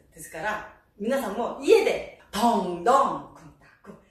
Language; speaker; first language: Japanese; non-native, fluent; Korean